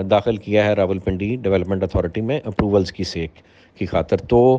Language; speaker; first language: Urdu; native; Urdu